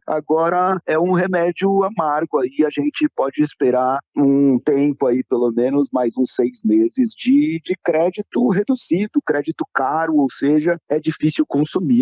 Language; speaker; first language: Portuguese; native; Portuguese